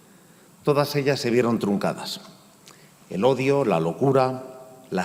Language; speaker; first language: Spanish; native; Spanish